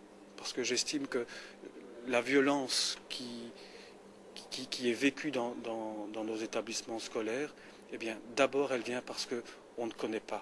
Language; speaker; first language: French; native; French